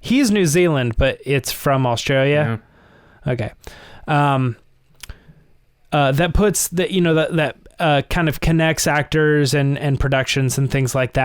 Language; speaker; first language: English; native; English